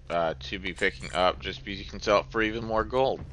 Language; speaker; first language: English; native; English